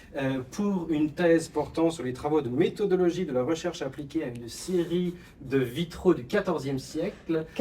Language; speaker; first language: French; native; French